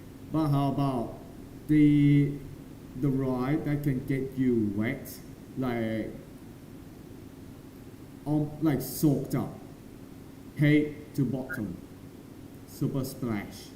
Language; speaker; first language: English; non-native, learner; Thai